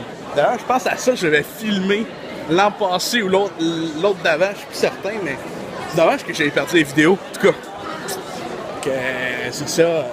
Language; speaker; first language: French; native; French